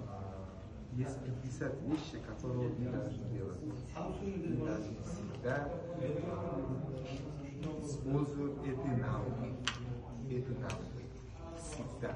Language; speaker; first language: Russian; non-native, local second language; Uzbek